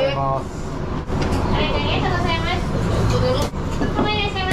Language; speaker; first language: Japanese; native; Japanese